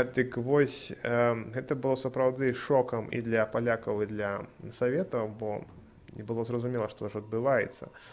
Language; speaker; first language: Belarusian; native; Belarusian